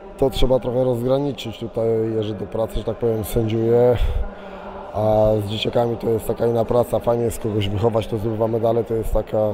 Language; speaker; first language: Polish; native; Polish